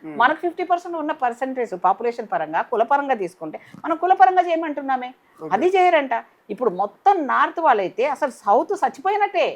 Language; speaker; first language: Telugu; native; Telugu